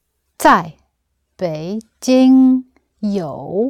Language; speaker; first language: Chinese; non-native, learner; English